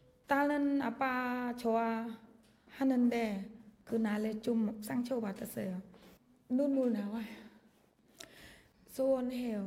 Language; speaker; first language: Korean; non-native, learner; Khmer